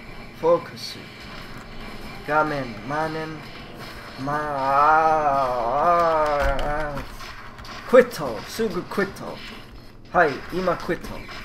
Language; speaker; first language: Japanese; non-native, learner; English